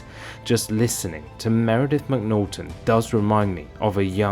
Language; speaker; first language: English; native; English